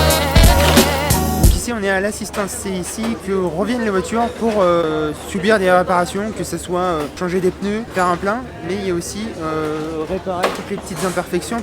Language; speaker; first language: French; native; French